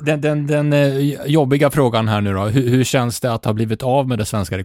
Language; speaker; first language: Swedish; native; Swedish